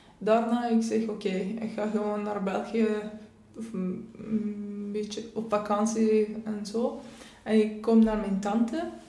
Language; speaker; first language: Dutch; non-native, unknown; Persian